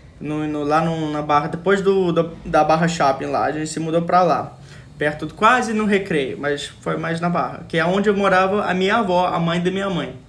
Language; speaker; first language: Portuguese; early bilingual, other home language; English